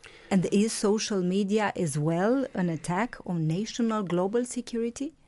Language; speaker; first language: English; non-native, fluent; Romanian